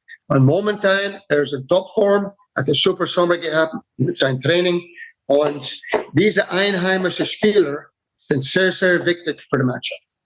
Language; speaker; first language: German; non-native, learner; English